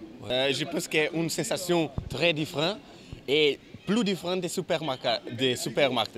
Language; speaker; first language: French; non-native, learner; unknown